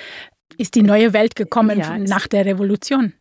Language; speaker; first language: German; non-native, fluent; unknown